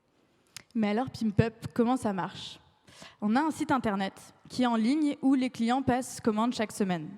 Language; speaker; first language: French; native; French